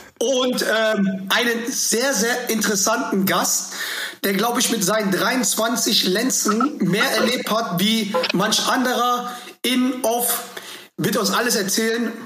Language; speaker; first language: German; native; German